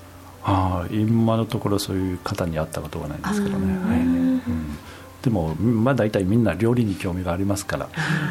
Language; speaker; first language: Japanese; non-native, fluent; French